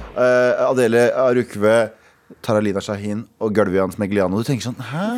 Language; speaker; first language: Norwegian; early bilingual, other home language; Kurdish